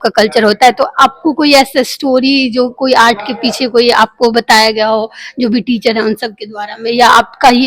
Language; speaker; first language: Hindi; native; Hindi